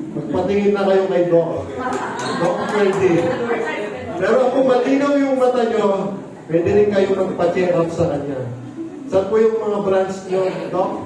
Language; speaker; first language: Filipino; non-native, local second language; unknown